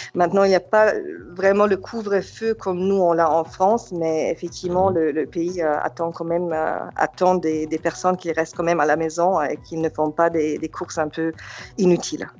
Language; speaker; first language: French; non-native, fluent; German